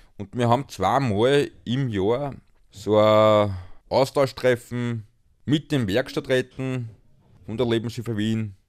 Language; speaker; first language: German; native; German